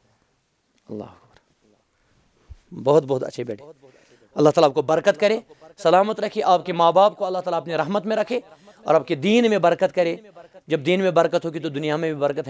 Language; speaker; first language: Hindi; non-native, local second language; Kashmiri